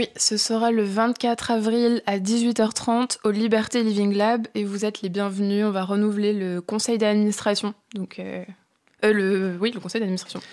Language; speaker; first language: French; native; French